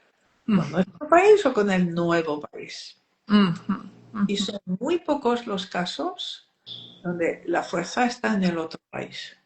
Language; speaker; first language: Spanish; non-native, fluent; French